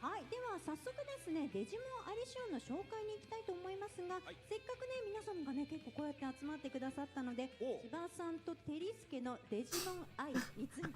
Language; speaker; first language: Japanese; native; Japanese